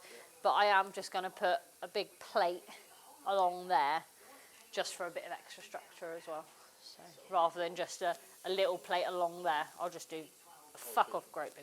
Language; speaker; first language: English; native; English